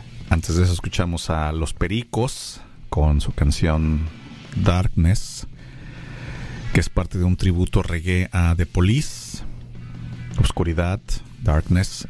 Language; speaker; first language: Spanish; native; Spanish